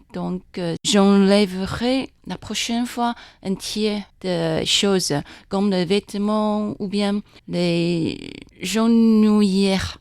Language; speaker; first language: French; non-native, fluent; Chinese